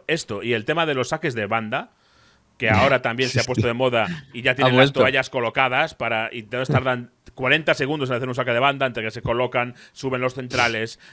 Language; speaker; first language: Spanish; native; Spanish